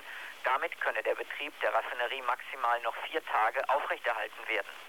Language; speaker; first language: German; native; German